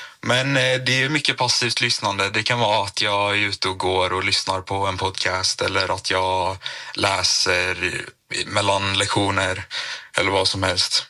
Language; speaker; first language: Swedish; native; Swedish